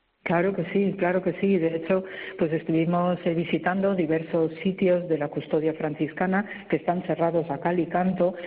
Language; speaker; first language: Spanish; native; Spanish